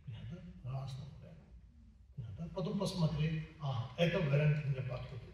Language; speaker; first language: Russian; non-native, learner; Tibetan